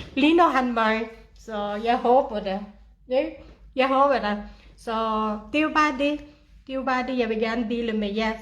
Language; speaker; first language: Danish; non-native, fluent; Filipino